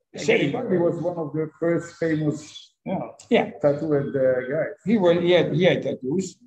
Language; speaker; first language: English; non-native, fluent; Italian